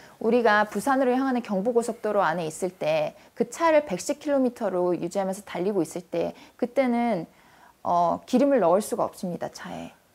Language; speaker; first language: Korean; native; Korean